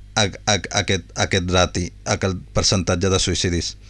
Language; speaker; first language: Catalan; non-native, fluent; Urdu